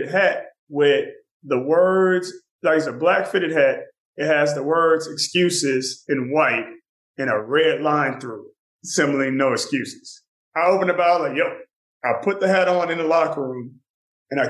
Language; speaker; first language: English; native; English